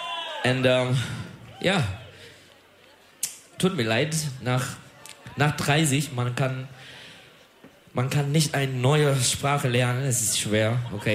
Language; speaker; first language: German; non-native, learner; Turkish